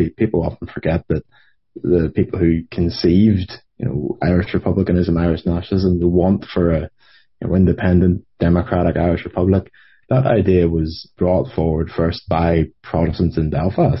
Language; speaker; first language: English; native; English